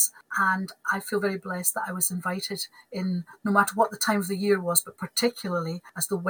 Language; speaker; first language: English; native; English